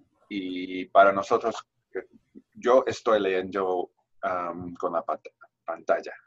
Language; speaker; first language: Spanish; non-native, learner; English